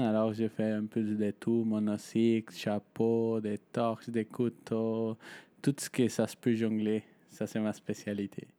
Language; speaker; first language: French; non-native, fluent; Spanish